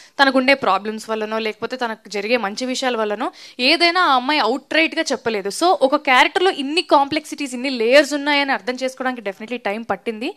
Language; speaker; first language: Telugu; native; Telugu